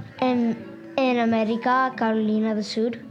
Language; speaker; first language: Spanish; early bilingual, heritage; English